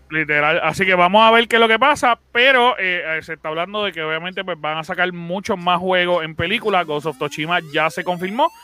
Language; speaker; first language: Spanish; native; Spanish